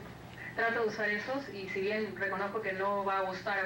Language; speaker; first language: Spanish; native; Spanish